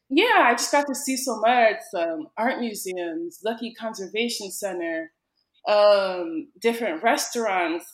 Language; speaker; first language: English; early bilingual, other home language; Yoruba